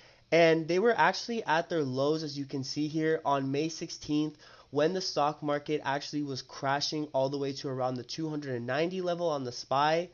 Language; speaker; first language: English; native; English